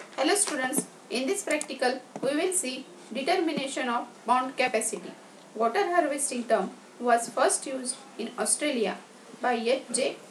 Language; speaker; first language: English; non-native, local second language; Marathi